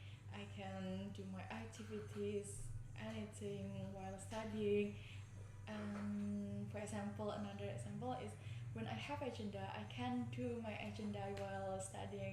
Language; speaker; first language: English; non-native, learner; Indonesian